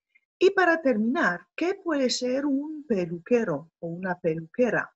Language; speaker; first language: Spanish; non-native, fluent; French